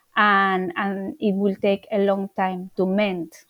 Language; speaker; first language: English; non-native, fluent; Spanish